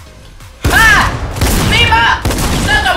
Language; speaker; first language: Spanish; native; Spanish